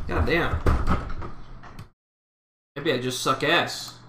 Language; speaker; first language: English; native; English